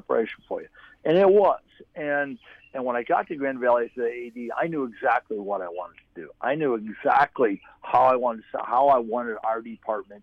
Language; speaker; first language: English; native; English